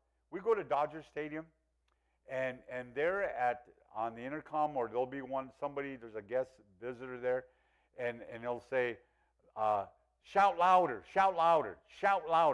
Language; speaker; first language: English; early bilingual, other home language; Spanish